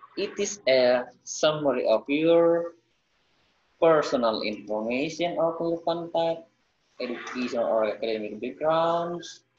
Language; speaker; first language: English; non-native, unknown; Indonesian